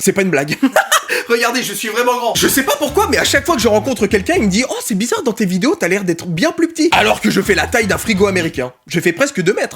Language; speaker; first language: French; native; French